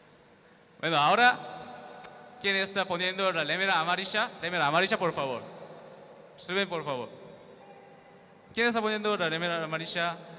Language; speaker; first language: Spanish; non-native, learner; Korean